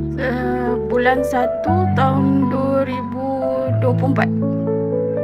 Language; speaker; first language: Malay; native; Malay